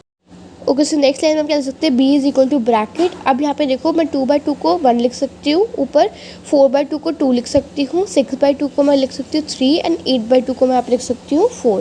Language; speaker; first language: Hindi; native; Hindi